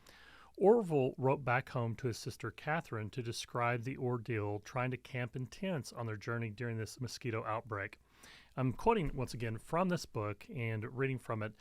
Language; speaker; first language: English; native; English